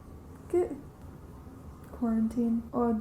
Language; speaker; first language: Italian; non-native, learner; English